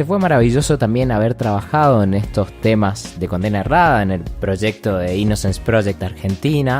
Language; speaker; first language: Spanish; native; Spanish